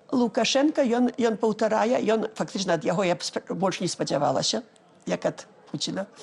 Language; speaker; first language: Belarusian; early bilingual, heritage; Belarusian